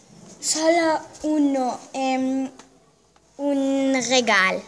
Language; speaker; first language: Spanish; early bilingual, heritage; Spanish